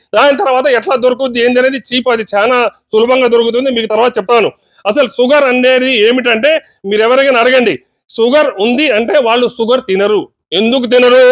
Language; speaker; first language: Telugu; native; Telugu